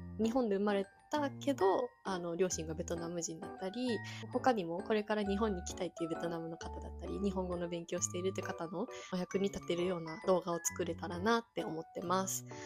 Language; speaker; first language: Japanese; native; Japanese